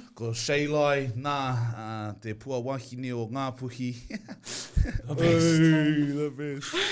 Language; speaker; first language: Māori; non-native, local second language; English